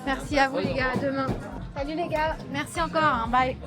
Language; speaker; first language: French; native; French